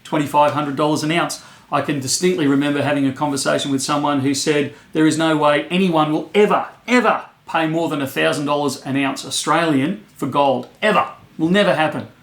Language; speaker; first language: English; native; English